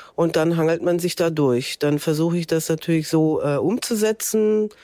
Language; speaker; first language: German; native; German